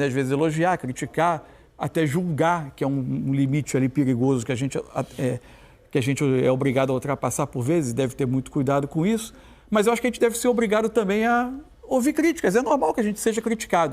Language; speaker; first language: Portuguese; native; Portuguese